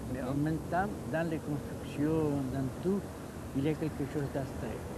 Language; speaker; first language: French; non-native, fluent; Spanish